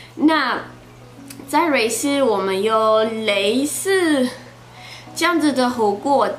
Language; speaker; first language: Chinese; non-native, fluent; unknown